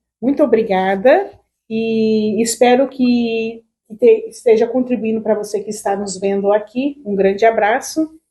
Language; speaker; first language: Portuguese; native; Portuguese